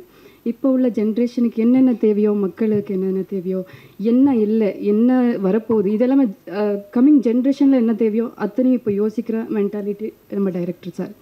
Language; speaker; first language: Tamil; non-native, fluent; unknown